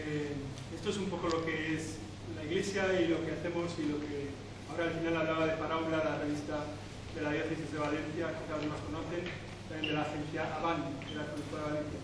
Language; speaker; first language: Spanish; native; Spanish